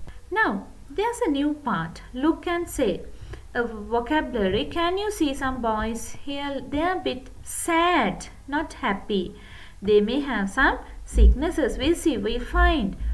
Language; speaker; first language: English; non-native, local second language; Sinhala